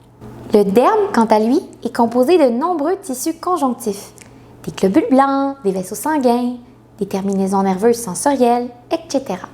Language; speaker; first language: French; native; French